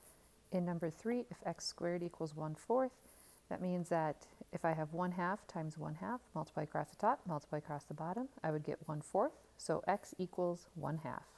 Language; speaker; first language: English; native; English